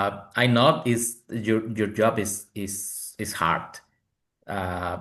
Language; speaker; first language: English; non-native, learner; Spanish